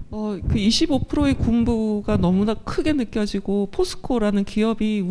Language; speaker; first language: Korean; native; Korean